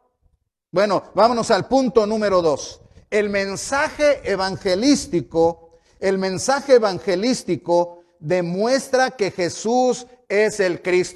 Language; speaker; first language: Spanish; native; Spanish